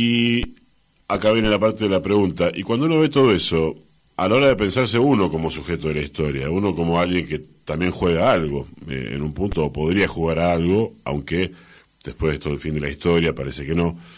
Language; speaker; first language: Spanish; native; Spanish